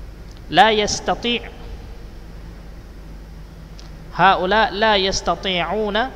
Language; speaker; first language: Arabic; non-native, fluent; Indonesian